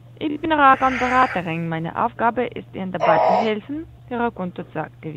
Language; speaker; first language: German; non-native, learner; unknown